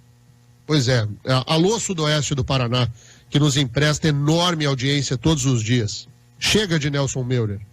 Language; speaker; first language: Portuguese; native; Portuguese